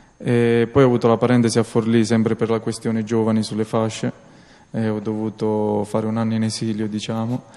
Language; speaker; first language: Italian; native; Italian